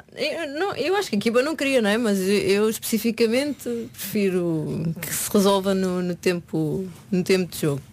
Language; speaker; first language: Portuguese; native; Portuguese